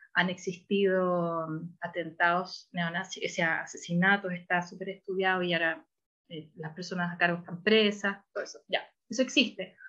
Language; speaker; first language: Spanish; early bilingual, heritage; Spanish